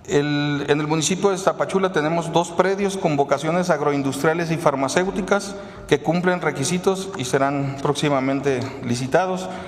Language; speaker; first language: Spanish; native; Spanish